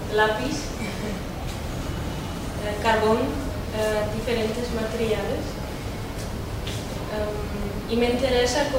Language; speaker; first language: Spanish; non-native, fluent; Dutch